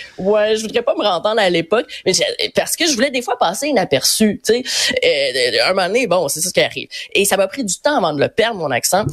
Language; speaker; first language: French; native; French